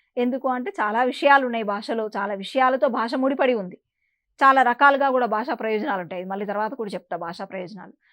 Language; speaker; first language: Telugu; native; Telugu